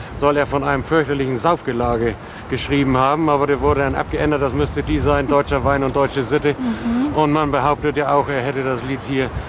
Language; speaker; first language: German; native; German